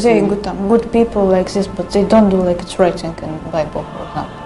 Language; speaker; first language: English; non-native, learner; Russian